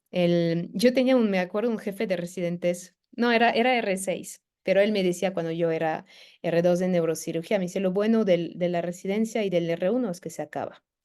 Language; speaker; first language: Spanish; non-native, fluent; French